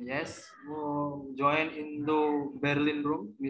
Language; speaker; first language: English; non-native, learner; Indonesian